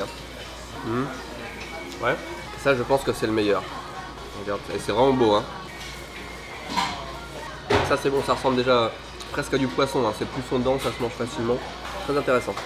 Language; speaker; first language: French; native; French